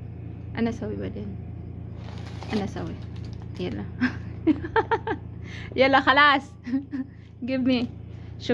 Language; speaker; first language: Arabic; non-native, learner; Filipino